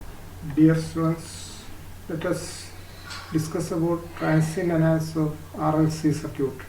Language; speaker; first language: English; non-native, local second language; Malayalam